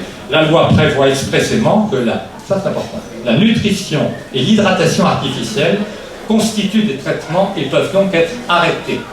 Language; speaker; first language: French; native; French